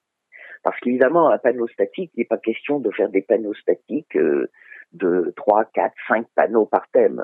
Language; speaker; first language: French; native; French